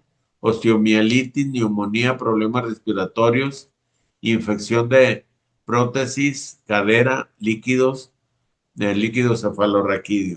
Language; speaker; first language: Spanish; native; Spanish